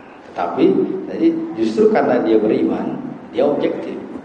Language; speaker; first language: Indonesian; native; Indonesian